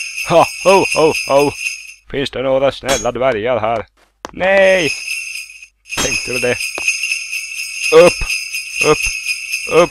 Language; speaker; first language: Swedish; native; Swedish